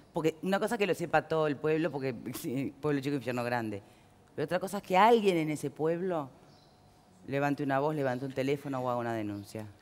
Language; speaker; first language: Spanish; native; Spanish